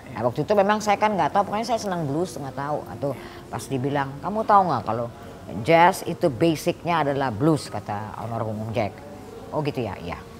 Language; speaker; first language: Indonesian; early bilingual, heritage; Indonesian